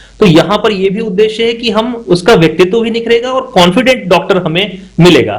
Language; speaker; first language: Hindi; native; Hindi